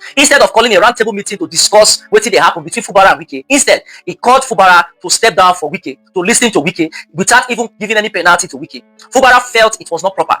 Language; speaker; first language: Nigerian Pidgin; native; Nigerian Pidgin